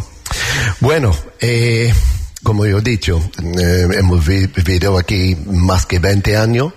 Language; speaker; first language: Spanish; non-native, learner; English